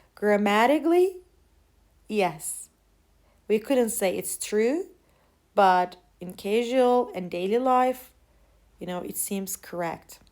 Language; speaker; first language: English; non-native, fluent; Turkish